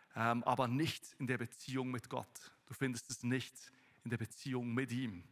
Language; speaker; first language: German; native; German